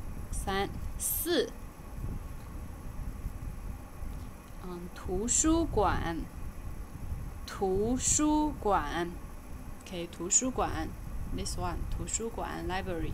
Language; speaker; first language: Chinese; non-native, fluent; Lao